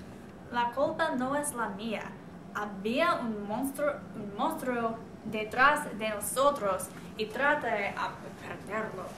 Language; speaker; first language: Spanish; non-native, learner; English